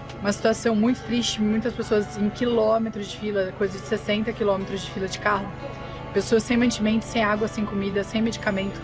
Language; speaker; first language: Portuguese; native; Portuguese